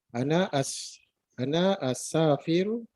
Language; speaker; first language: Arabic; non-native, learner; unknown